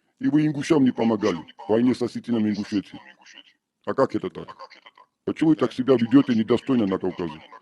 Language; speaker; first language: Russian; non-native, local second language; Georgian